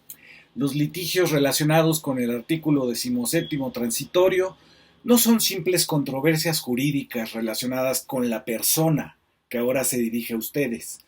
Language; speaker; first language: Spanish; native; Spanish